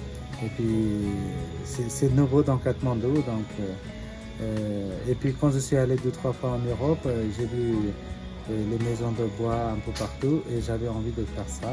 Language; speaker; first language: French; non-native, fluent; Nepali